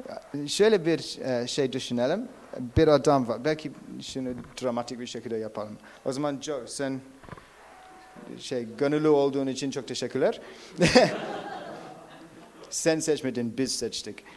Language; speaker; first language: Turkish; non-native, fluent; English